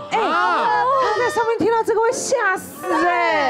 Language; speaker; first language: Chinese; native; Chinese